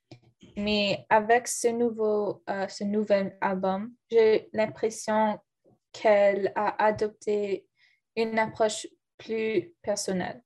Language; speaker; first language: French; non-native, learner; English